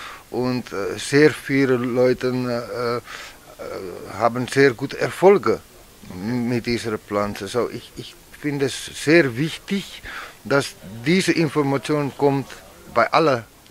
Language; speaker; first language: German; non-native, learner; Dutch